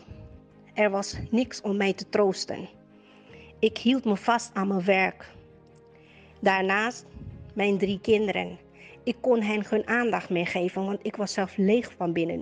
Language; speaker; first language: Dutch; native; Dutch